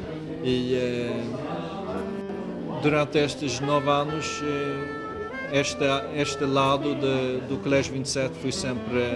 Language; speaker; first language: Portuguese; non-native, fluent; Swedish